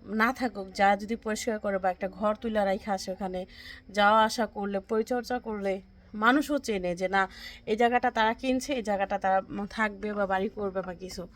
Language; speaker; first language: Bangla; native; Bangla